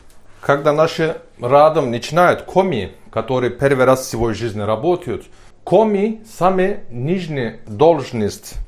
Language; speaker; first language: Russian; non-native, learner; Turkish